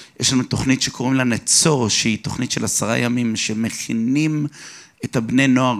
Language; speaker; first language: Hebrew; early bilingual, other home language; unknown